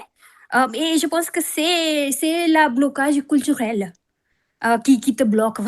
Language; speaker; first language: French; non-native, fluent; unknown